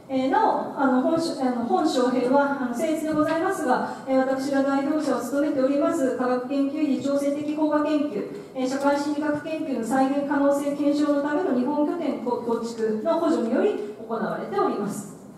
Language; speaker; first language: Japanese; native; Japanese